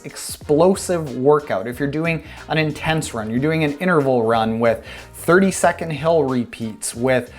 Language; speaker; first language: English; native; English